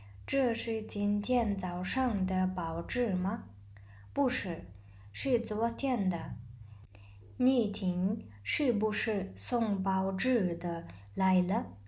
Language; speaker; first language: Chinese; non-native, fluent; Mongolian